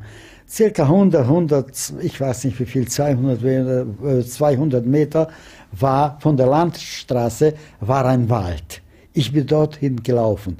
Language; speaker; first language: German; non-native, fluent; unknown